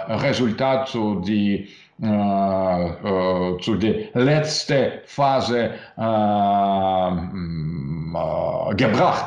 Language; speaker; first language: German; non-native, learner; Russian